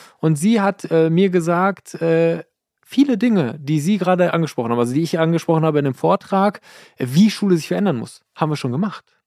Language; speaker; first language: German; early bilingual, other home language; Persian